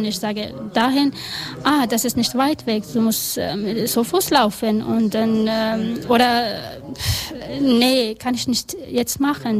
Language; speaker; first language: German; non-native, learner; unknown